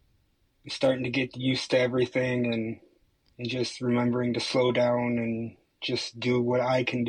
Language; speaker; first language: English; native; English